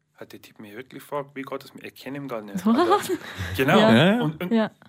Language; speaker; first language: German; non-native, learner; English